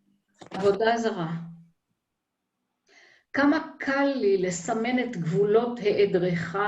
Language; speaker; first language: Hebrew; native; Hebrew